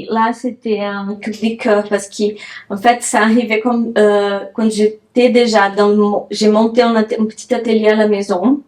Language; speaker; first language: French; non-native, learner; Portuguese